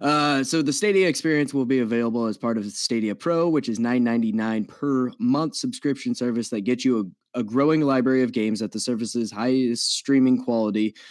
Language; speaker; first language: English; native; English